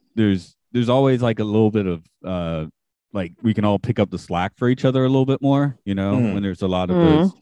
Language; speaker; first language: English; native; English